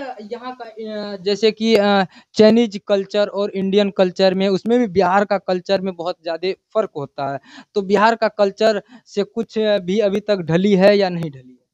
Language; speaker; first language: Hindi; native; Hindi